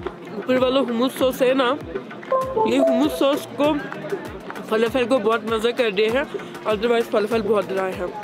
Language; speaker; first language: Hindi; non-native, fluent; Turkish